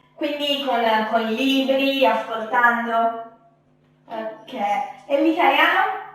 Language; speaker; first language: Italian; native; Italian